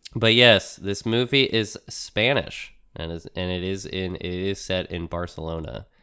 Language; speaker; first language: English; early bilingual, other home language; Spanish